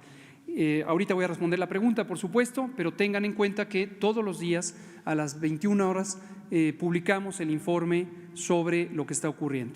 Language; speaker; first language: Spanish; native; Spanish